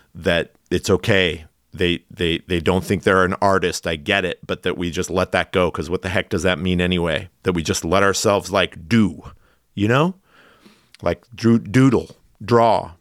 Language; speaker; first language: English; native; English